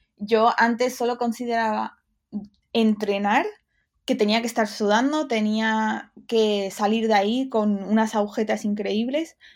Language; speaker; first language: Spanish; early bilingual, other home language; English